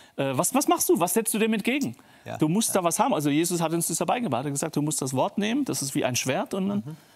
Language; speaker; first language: German; native; German